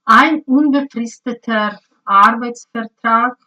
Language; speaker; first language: German; non-native, learner; Ukrainian